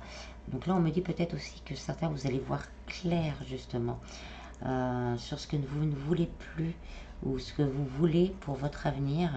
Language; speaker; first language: French; native; French